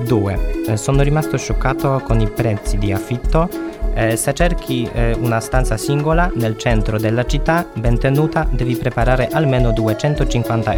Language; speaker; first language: Italian; non-native, fluent; Polish